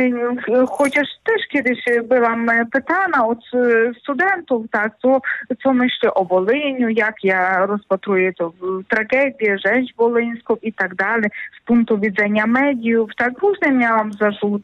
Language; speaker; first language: Polish; non-native, fluent; Ukrainian